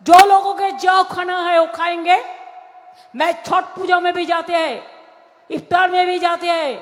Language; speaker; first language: Hindi; non-native, local second language; Bangla